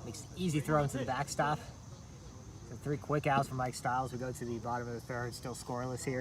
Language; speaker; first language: English; native; English